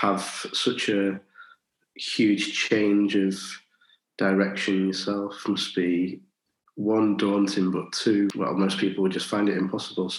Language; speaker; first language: English; native; English